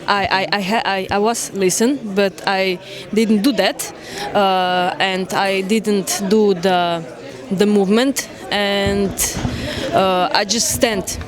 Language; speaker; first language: English; non-native, learner; Slovenian